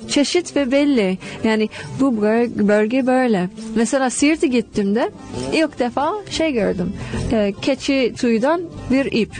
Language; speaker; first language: Turkish; non-native, fluent; English